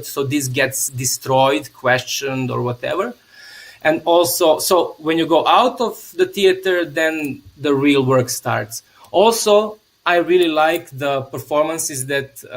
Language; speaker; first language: English; non-native, fluent; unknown